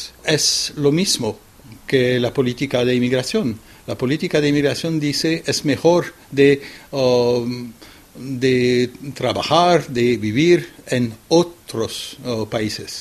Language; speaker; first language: Spanish; non-native, fluent; French